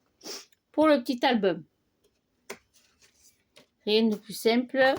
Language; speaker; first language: French; native; French